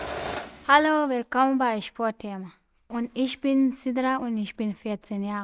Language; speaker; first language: German; early bilingual, other home language; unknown